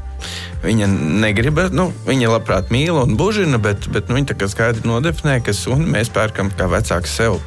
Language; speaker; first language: Latvian; native; Latvian